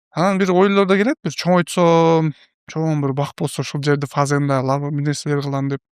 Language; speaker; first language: Kyrgyz; non-native, local second language; Uzbek